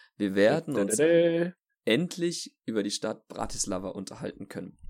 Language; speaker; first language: German; native; German